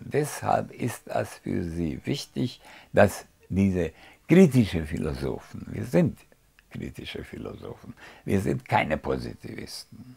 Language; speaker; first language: German; non-native, fluent; Hungarian